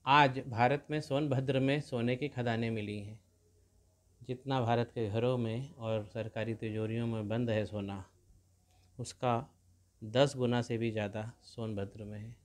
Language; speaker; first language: Hindi; native; Hindi